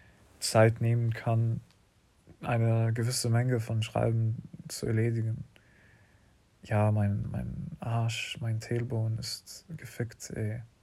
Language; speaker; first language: German; non-native, learner; English